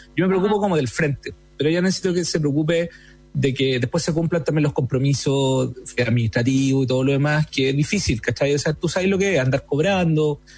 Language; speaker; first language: Spanish; native; Spanish